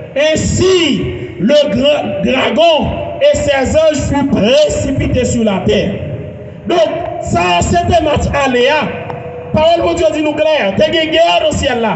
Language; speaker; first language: French; non-native, local second language; Haitian Creole